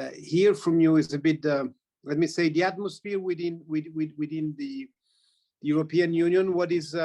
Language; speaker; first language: English; non-native, fluent; Italian